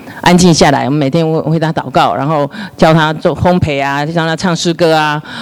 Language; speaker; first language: Chinese; native; Chinese